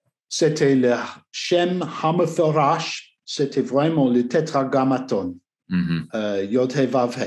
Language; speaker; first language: French; non-native, learner; English